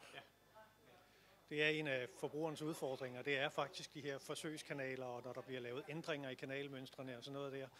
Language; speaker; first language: Danish; native; Danish